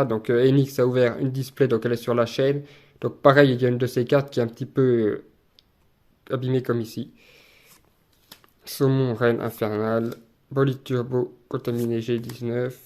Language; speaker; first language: French; native; French